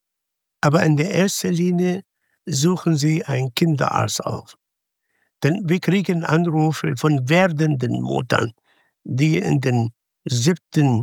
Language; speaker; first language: German; non-native, fluent; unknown